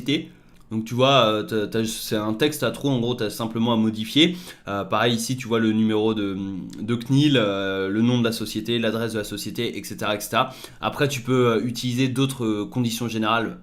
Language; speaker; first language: French; native; French